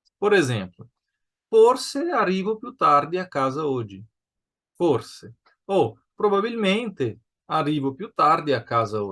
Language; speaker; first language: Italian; non-native, fluent; Portuguese